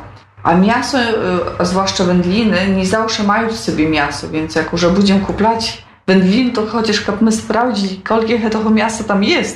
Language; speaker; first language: Polish; non-native, local second language; Belarusian